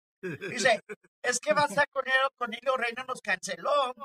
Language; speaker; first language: Spanish; early bilingual, heritage; Spanish